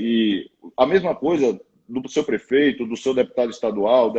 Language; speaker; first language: Portuguese; native; Portuguese